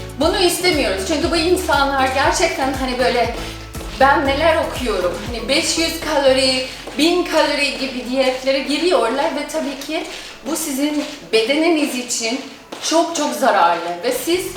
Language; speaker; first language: Turkish; non-native, fluent; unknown